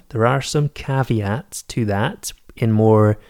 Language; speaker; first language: English; native; English